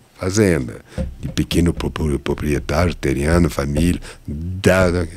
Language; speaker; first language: Portuguese; non-native, fluent; French